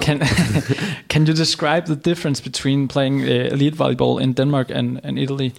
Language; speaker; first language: English; non-native, fluent; Danish